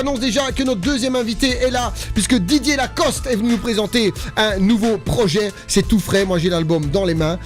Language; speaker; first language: French; native; French